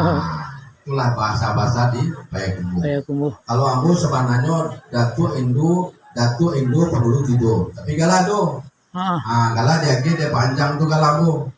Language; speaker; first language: Indonesian; native; Indonesian